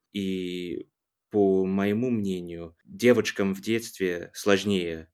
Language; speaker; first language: Russian; non-native, fluent; English